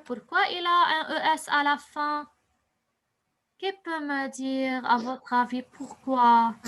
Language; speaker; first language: French; non-native, local second language; Arabic